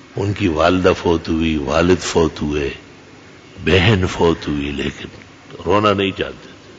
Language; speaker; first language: Urdu; non-native, local second language; Pashto